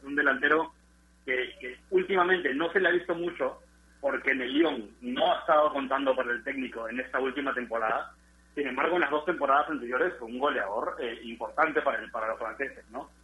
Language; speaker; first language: Spanish; native; Spanish